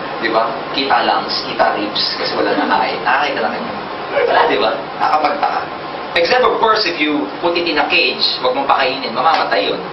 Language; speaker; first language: Filipino; native; Filipino